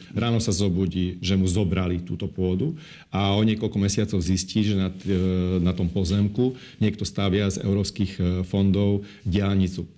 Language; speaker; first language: Slovak; non-native, local second language; Hungarian